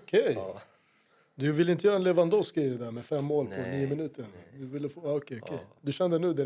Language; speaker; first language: Swedish; native; Swedish